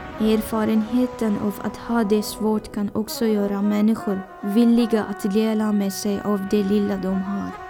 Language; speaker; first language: Swedish; non-native, fluent; Persian